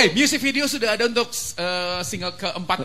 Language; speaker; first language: Indonesian; native; Indonesian